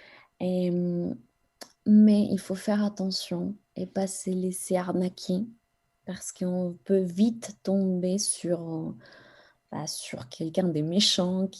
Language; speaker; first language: French; non-native, fluent; Spanish